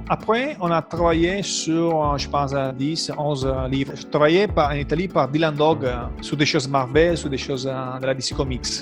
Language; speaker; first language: French; non-native, learner; Italian